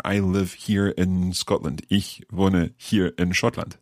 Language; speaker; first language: German; non-native, learner; English